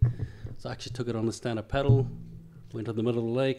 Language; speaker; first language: English; native; English